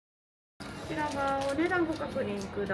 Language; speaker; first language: Japanese; native; Japanese